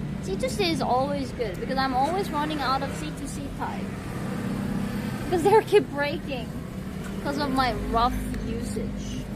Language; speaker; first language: English; non-native, fluent; Korean